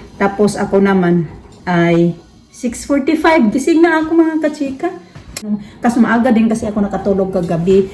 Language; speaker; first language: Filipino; non-native, local second language; Cebuano